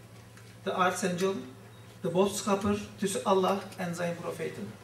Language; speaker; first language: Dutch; non-native, fluent; Turkish